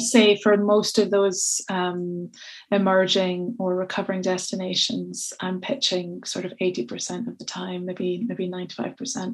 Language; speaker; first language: English; native; English